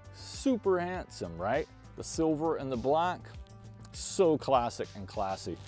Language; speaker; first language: English; native; English